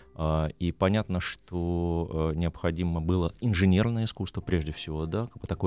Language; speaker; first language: Russian; native; Russian